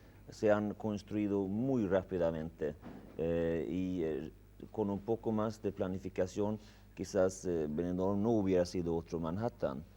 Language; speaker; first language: Spanish; non-native, fluent; Swedish